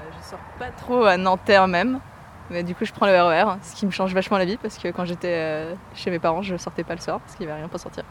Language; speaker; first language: French; native; French